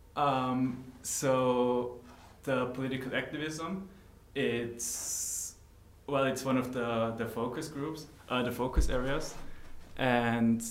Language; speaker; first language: English; non-native, fluent; German